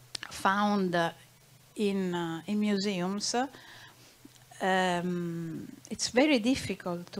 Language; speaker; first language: English; non-native, learner; Italian